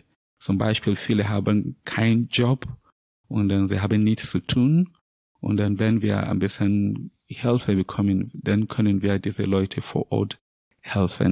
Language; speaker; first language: German; non-native, learner; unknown